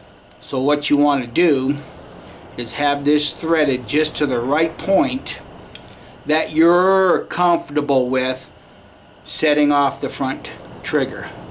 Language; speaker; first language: English; native; English